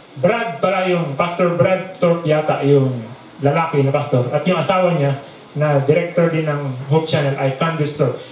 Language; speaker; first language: Filipino; non-native, local second language; Bikol